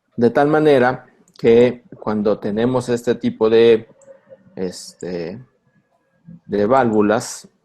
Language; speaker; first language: Spanish; native; Spanish